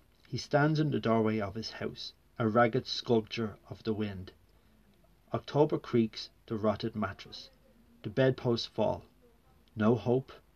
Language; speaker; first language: English; native; English